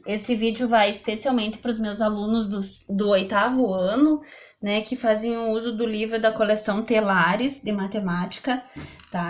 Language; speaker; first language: Portuguese; native; Portuguese